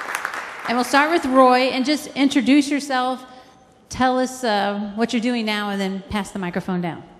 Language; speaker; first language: English; native; English